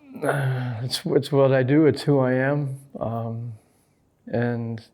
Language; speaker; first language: English; native; English